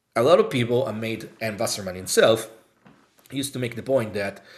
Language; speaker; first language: English; non-native, fluent; Italian